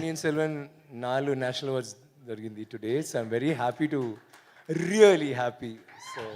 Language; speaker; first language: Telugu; non-native, learner; Tamil